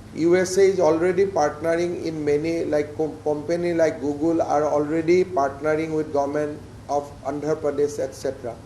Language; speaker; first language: English; non-native, local second language; Assamese